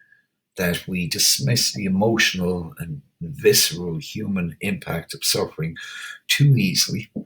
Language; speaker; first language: English; native; English